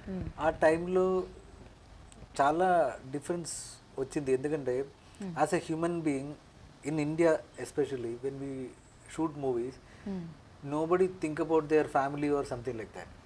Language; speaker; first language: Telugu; non-native, local second language; Malayalam